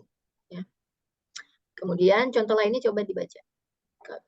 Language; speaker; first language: Indonesian; native; Indonesian